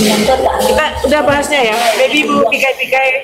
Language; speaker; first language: Indonesian; native; Indonesian